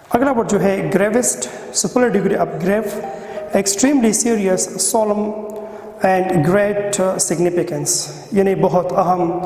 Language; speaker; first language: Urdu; non-native, local second language; Pashto